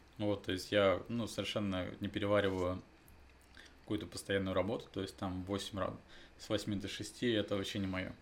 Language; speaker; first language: Russian; native; Russian